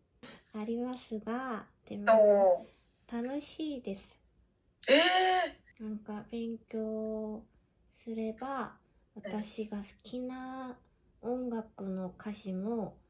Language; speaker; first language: Japanese; non-native, learner; Korean